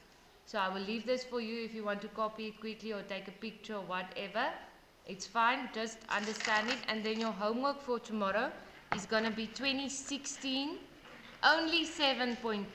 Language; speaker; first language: English; non-native, local second language; Afrikaans